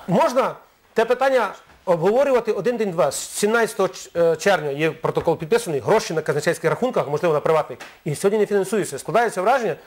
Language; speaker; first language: Ukrainian; native; Ukrainian